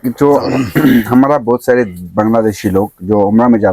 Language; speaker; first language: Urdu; non-native, learner; Bangla